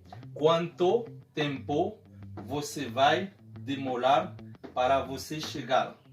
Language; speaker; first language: Portuguese; non-native, fluent; Haitian Creole